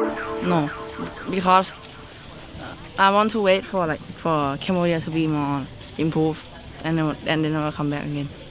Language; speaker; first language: English; non-native, learner; Thai